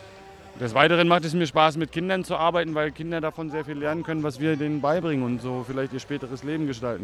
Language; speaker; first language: German; native; German